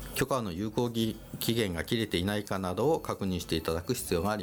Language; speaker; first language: Japanese; native; Japanese